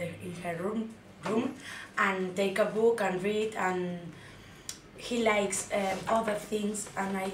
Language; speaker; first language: English; non-native, learner; Spanish